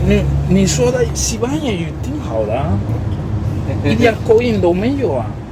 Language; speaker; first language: Chinese; non-native, fluent; Spanish